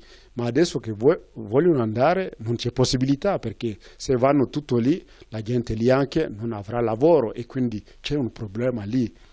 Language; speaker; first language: Italian; non-native, fluent; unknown